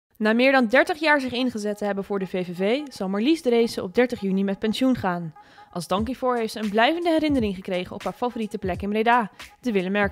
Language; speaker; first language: Dutch; native; Dutch